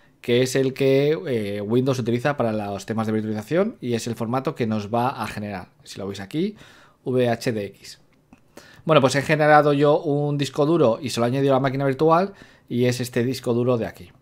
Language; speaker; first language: Spanish; native; Spanish